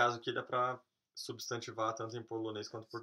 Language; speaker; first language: Portuguese; native; Portuguese